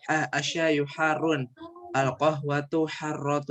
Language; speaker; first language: Arabic; non-native, learner; Indonesian